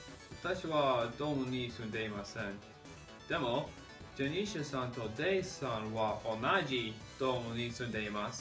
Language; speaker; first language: Japanese; non-native, learner; English